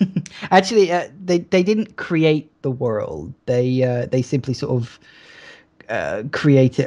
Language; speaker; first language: English; native; English